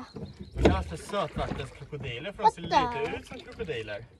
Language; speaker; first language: Swedish; native; Swedish